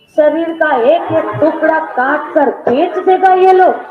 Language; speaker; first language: Hindi; non-native, local second language; Bangla